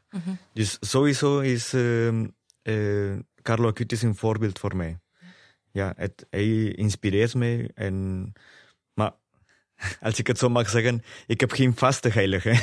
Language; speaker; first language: Dutch; non-native, fluent; Spanish